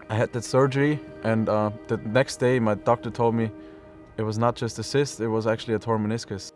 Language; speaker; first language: English; non-native, fluent; German